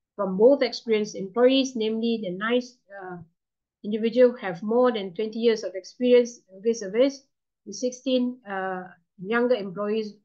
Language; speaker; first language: English; non-native, local second language; Malay